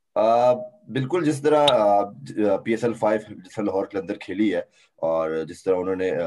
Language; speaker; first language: Urdu; native; Urdu